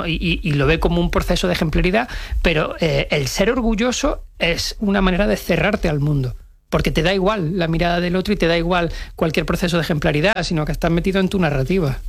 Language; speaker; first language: Spanish; native; Spanish